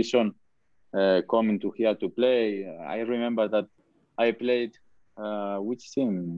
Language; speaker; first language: English; non-native, learner; Spanish